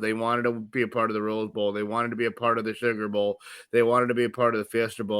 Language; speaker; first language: English; native; English